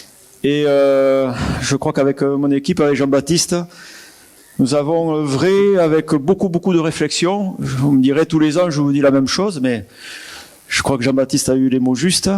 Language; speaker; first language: French; native; French